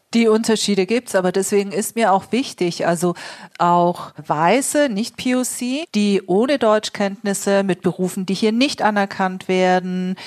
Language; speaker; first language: German; native; German